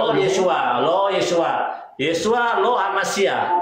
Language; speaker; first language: Hebrew; non-native, learner; Indonesian